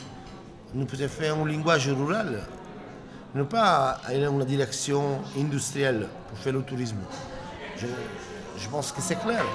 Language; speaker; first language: French; non-native, learner; Italian